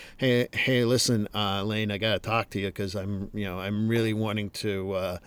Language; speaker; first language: English; native; English